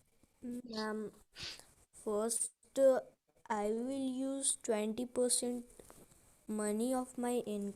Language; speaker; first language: English; non-native, learner; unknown